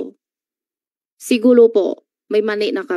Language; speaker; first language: Filipino; non-native, learner; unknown